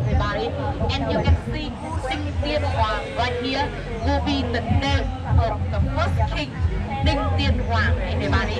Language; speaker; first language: English; non-native, learner; Vietnamese